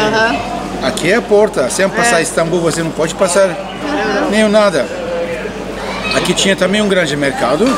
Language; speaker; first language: Portuguese; non-native, learner; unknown